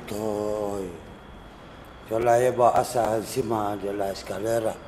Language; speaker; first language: Spanish; non-native, learner; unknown